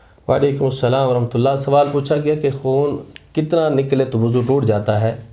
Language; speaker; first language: Urdu; native; Urdu